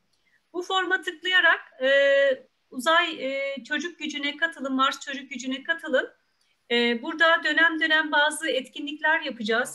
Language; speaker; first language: Turkish; native; Turkish